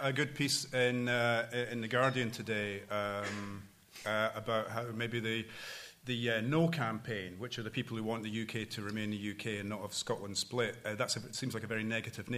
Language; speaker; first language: English; native; English